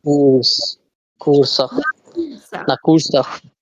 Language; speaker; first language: Russian; non-native, learner; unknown